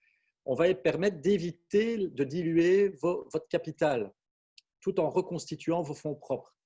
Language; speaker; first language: French; native; French